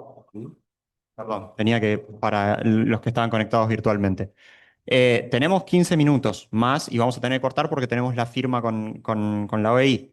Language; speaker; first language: Spanish; native; Spanish